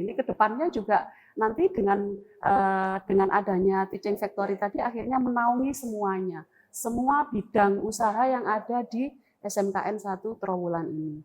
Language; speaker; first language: Indonesian; native; Indonesian